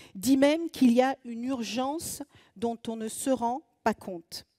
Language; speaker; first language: French; native; French